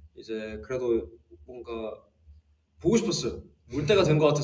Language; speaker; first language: Korean; native; Korean